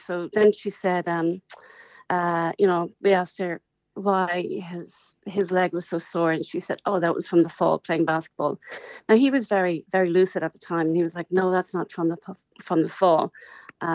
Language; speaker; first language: English; native; English